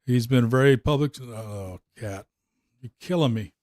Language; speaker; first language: English; native; English